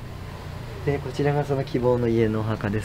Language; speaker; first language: Japanese; native; Japanese